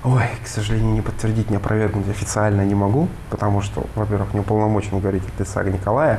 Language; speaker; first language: Russian; native; Russian